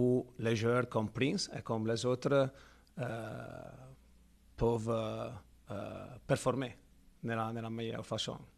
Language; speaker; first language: French; non-native, learner; Italian